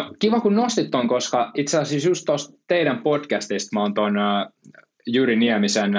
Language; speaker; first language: Finnish; native; Finnish